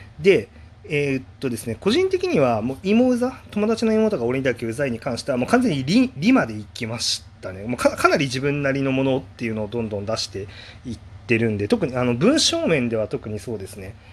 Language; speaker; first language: Japanese; native; Japanese